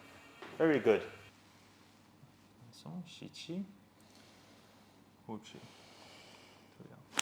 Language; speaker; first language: Chinese; non-native, learner; English